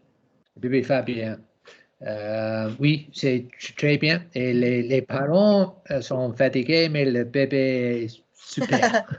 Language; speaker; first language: French; non-native, learner; English